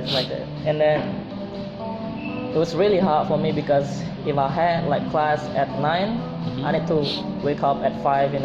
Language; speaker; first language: English; non-native, fluent; Indonesian